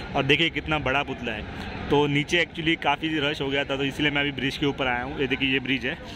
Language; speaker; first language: Hindi; non-native, local second language; Marathi